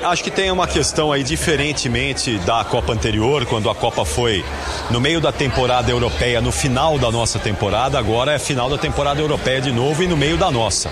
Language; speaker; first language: Portuguese; native; Portuguese